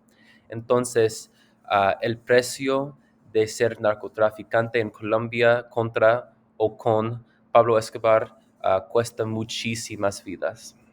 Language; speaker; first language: Spanish; non-native, learner; English